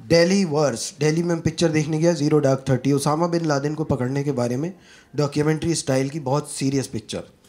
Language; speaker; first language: Hindi; native; Hindi